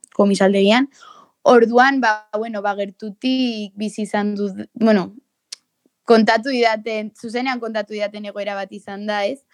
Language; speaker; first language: Basque; native; Basque